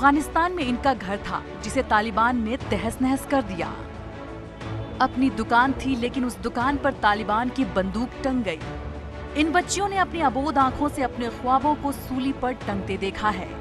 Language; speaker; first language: Hindi; native; Hindi